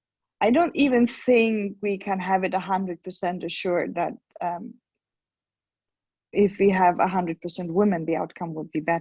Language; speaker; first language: English; non-native, fluent; German